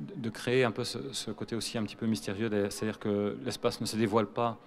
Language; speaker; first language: French; native; French